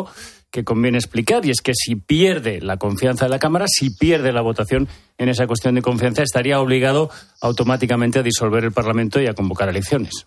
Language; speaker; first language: Spanish; native; Spanish